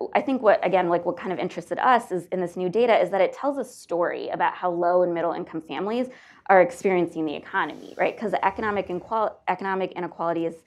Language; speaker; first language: English; native; English